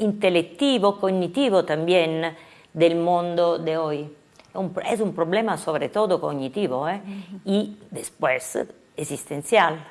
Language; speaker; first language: Spanish; non-native, fluent; Italian